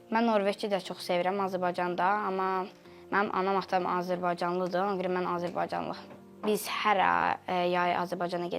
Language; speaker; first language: Azerbaijani; early bilingual, heritage; Azerbaijani